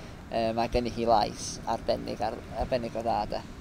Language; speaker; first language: Welsh; non-native, fluent; English